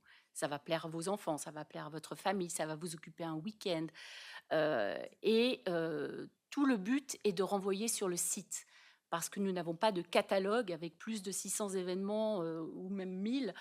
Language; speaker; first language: French; native; French